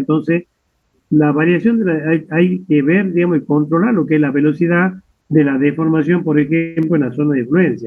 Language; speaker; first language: Spanish; native; Spanish